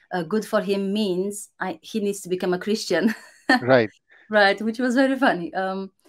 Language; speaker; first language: English; non-native, fluent; Romanian